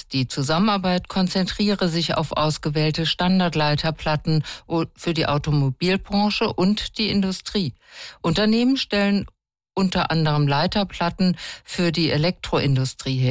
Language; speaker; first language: German; native; German